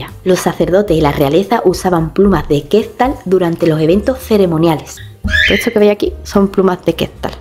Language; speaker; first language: Spanish; native; Spanish